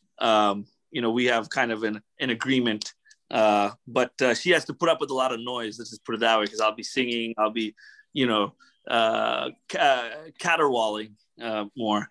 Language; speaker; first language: English; native; English